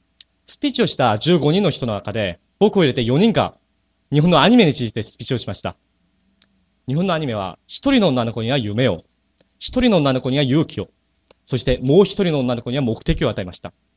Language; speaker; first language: Japanese; non-native, fluent; Korean